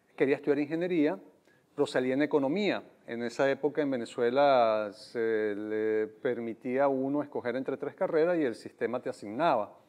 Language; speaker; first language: Spanish; native; Spanish